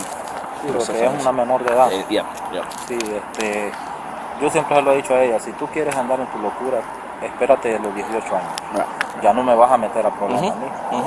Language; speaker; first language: Spanish; native; Spanish